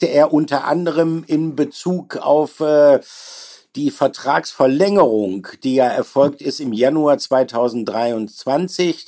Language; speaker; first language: German; native; German